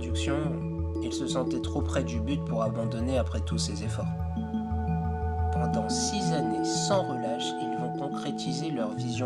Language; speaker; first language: French; native; French